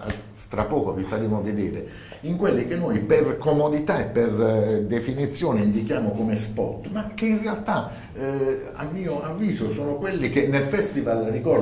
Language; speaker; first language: Italian; native; Italian